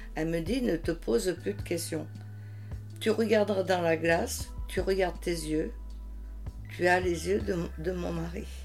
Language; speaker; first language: French; early bilingual, heritage; French